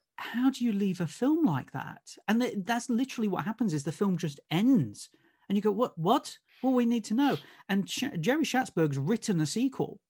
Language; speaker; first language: English; native; English